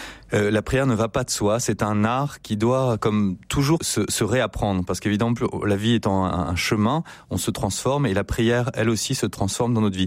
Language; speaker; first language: French; native; French